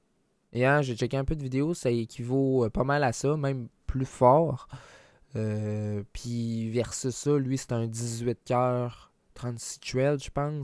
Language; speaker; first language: French; native; French